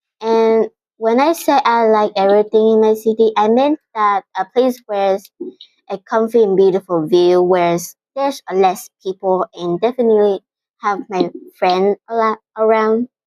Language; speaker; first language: English; non-native, fluent; Vietnamese